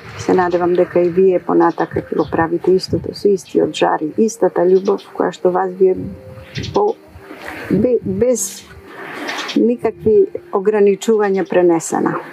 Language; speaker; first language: Macedonian; early bilingual, heritage; Macedonian